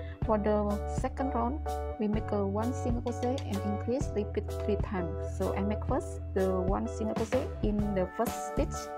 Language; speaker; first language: English; non-native, learner; Indonesian